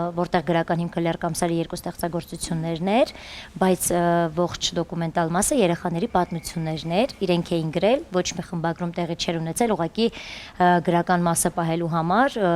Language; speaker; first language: Armenian; native; Armenian